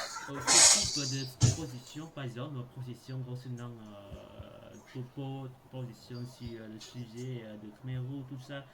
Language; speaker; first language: French; non-native, learner; Khmer